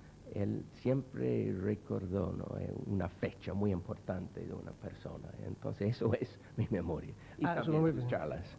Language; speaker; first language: Spanish; non-native, fluent; English